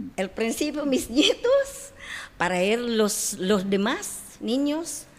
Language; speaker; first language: Spanish; non-native, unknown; Filipino